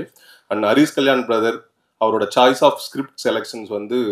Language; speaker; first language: Tamil; native; Tamil